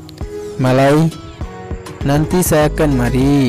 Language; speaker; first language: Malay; non-native, learner; Bangla